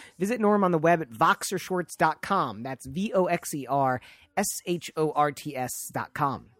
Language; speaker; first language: English; native; English